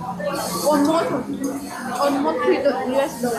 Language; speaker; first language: English; non-native, learner; Vietnamese